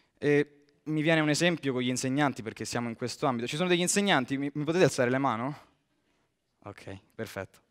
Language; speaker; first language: Italian; native; Italian